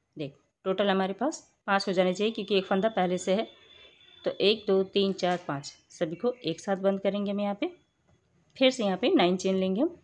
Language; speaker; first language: Hindi; native; Hindi